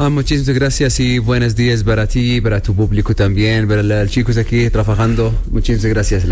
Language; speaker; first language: Spanish; non-native, learner; Arabic